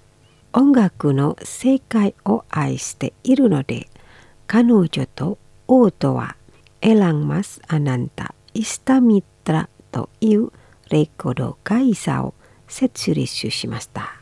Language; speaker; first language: Japanese; non-native, fluent; Indonesian